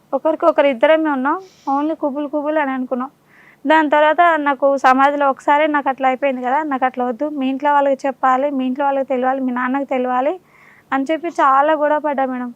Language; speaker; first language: Telugu; non-native, local second language; Urdu